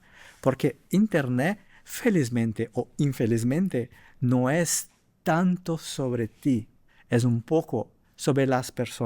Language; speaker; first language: Spanish; non-native, fluent; Portuguese